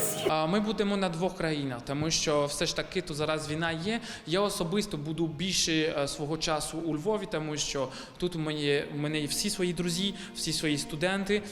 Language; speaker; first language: Ukrainian; non-native, fluent; French